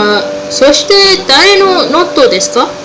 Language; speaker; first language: Japanese; non-native, learner; Malay